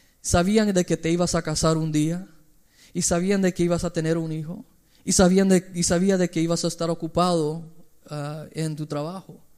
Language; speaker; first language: Spanish; early bilingual, heritage; Spanish